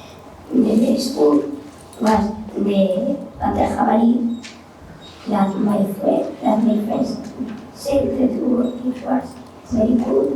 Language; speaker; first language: English; non-native, learner; Spanish